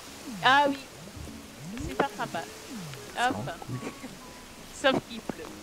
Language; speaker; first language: French; non-native, fluent; English